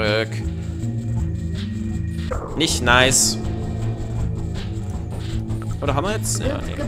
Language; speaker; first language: German; native; German